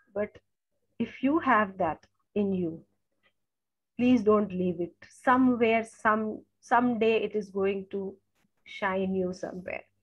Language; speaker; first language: English; non-native, local second language; Gujarati